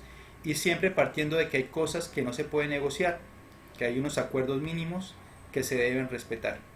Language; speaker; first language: Spanish; native; Spanish